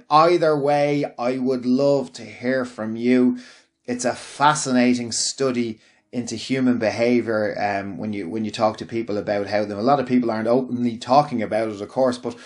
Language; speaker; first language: English; native; English